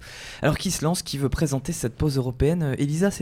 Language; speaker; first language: French; native; French